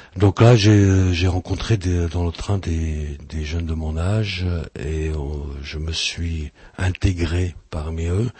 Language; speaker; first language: French; early bilingual, other home language; Czech